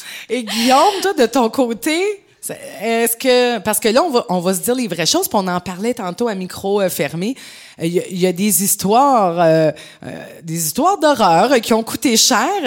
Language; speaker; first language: French; native; French